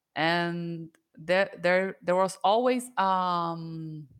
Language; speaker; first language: English; non-native, fluent; Portuguese